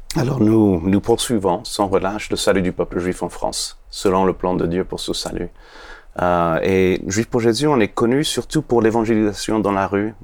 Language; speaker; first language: French; non-native, fluent; Hebrew